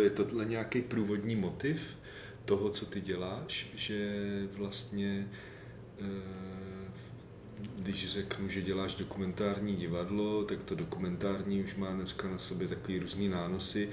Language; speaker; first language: Czech; native; Czech